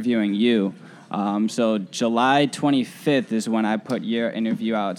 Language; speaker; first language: English; native; English